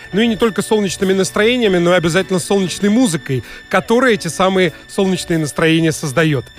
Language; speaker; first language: Russian; native; Russian